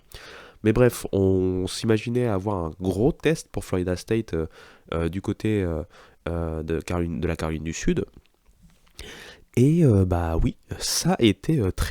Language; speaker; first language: French; native; French